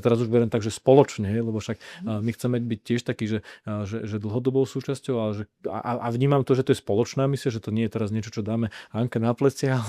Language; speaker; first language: Slovak; native; Slovak